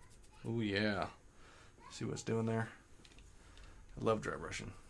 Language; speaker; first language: English; native; English